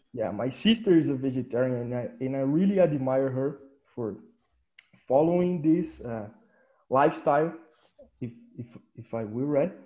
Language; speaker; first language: English; non-native, fluent; Portuguese